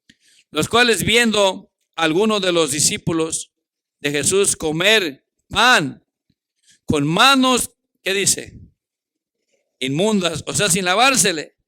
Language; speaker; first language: Spanish; native; Spanish